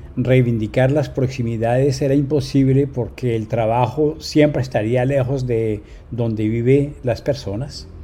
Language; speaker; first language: Spanish; native; Spanish